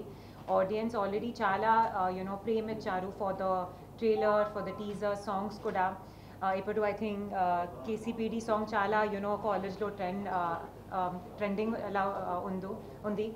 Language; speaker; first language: Telugu; non-native, learner; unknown